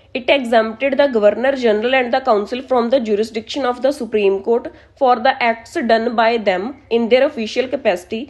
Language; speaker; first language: English; non-native, local second language; Punjabi